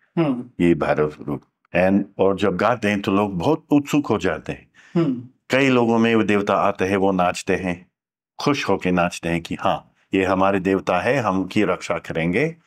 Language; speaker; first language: Hindi; non-native, fluent; English